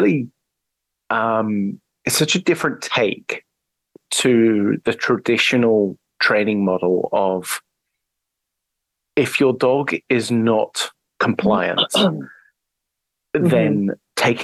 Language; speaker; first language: English; native; English